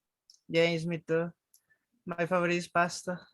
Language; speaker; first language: English; non-native, learner; Spanish